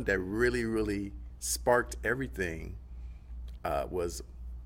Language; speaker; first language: English; native; English